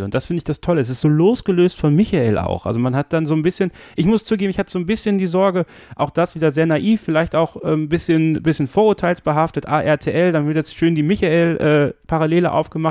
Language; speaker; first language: German; native; German